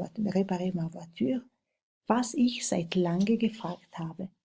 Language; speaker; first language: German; non-native, fluent; French